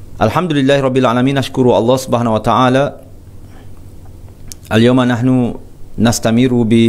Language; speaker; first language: Arabic; non-native, fluent; Malay